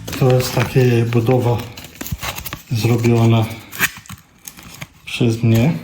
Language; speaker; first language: Polish; non-native, learner; Portuguese